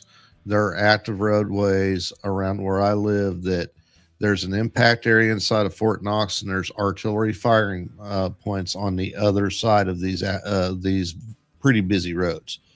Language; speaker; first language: English; native; English